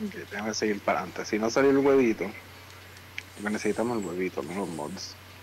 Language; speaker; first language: Spanish; early bilingual, heritage; Spanish